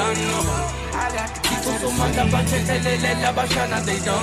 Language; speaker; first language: English; native; English